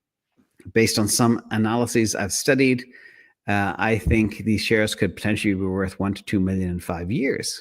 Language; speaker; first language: English; native; English